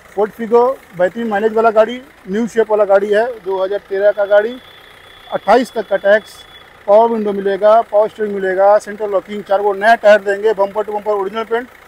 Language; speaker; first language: Hindi; non-native, local second language; Bangla